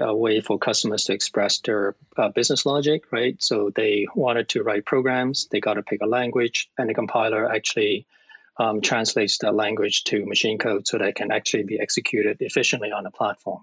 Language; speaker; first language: English; non-native, local second language; Cantonese